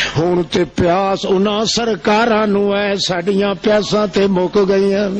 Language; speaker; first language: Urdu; non-native, local second language; Saraiki